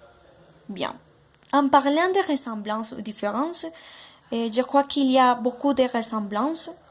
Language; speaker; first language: French; non-native, learner; Spanish